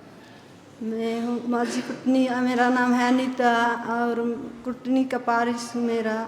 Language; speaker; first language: Hindi; non-native, local second language; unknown